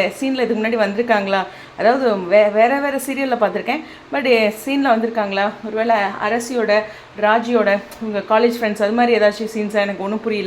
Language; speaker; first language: Tamil; native; Tamil